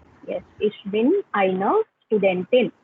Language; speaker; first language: German; non-native, learner; Hindi